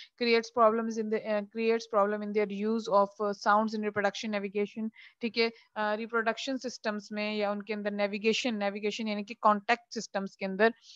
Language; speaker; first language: Urdu; non-native, local second language; Punjabi